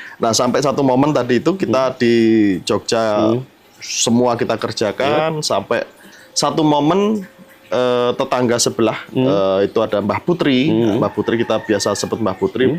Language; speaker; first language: Indonesian; native; Indonesian